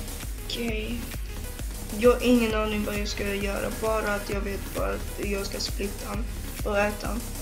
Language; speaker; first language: Swedish; early bilingual, other home language; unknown